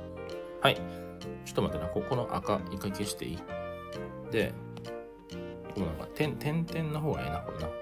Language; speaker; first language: Japanese; native; Japanese